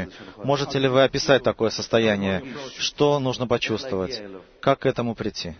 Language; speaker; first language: Russian; native; Russian